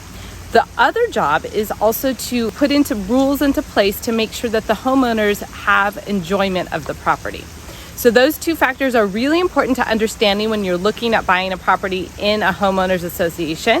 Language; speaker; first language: English; native; English